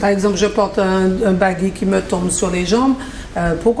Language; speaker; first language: French; native; French